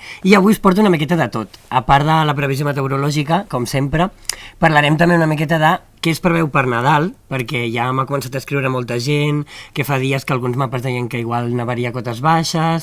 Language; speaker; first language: Catalan; native; Catalan